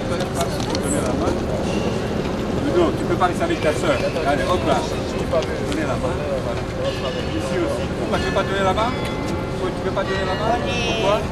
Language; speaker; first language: French; native; French